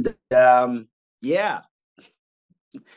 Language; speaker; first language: English; native; English